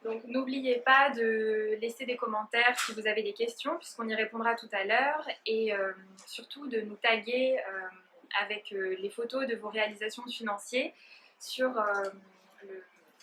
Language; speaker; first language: French; native; French